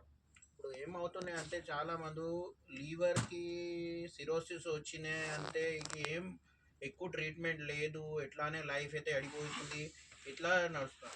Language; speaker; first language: Telugu; native; Telugu